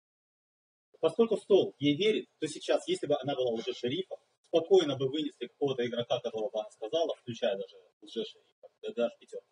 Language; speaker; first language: Russian; native; Russian